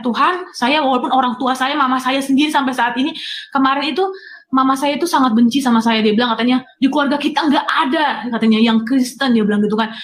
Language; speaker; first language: Indonesian; native; Indonesian